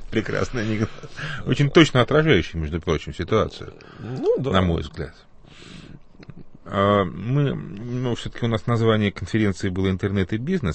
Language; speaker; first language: Russian; native; Russian